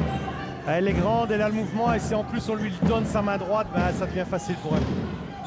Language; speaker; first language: French; native; French